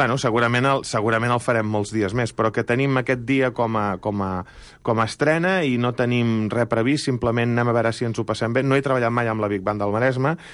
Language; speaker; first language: Catalan; native; Catalan